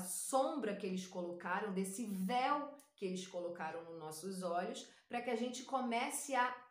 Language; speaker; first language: Portuguese; native; Portuguese